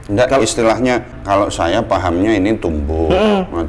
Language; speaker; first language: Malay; non-native, local second language; Javanese